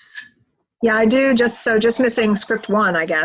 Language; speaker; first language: English; native; English